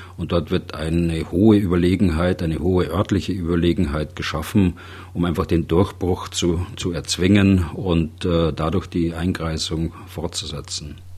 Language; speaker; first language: German; native; German